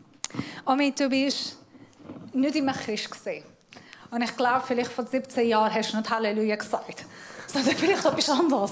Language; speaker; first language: German; non-native, fluent; Persian